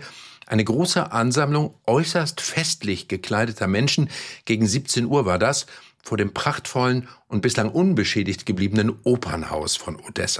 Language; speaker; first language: German; native; German